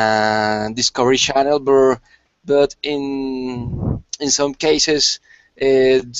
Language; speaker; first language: English; non-native, learner; Spanish